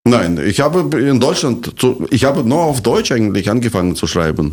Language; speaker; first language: German; non-native, fluent; Russian